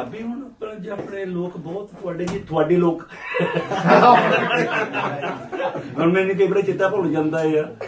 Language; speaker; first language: Punjabi; non-native, fluent; English